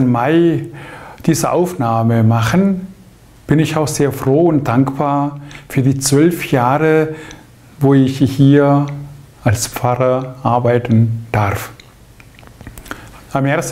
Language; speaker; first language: German; non-native, fluent; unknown